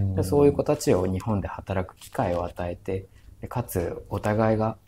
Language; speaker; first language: Japanese; non-native, fluent; Indonesian